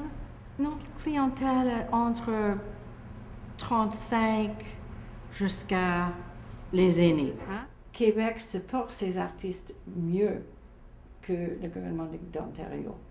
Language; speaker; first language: French; non-native, local second language; English